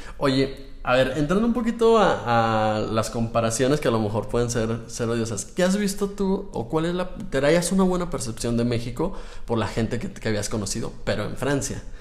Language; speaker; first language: Spanish; native; Spanish